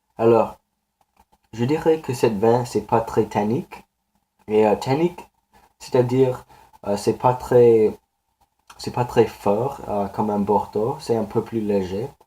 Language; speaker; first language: French; non-native, learner; English